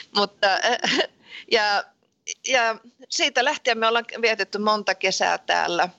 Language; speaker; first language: Finnish; early bilingual, heritage; Finnish